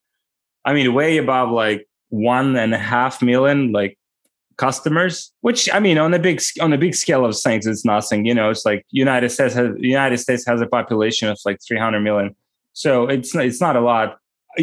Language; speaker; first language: English; non-native, fluent; Ukrainian